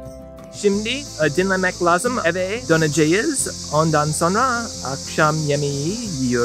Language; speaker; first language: Turkish; non-native, learner; English